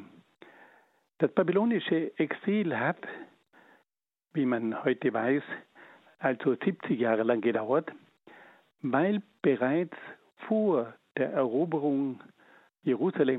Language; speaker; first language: German; native; German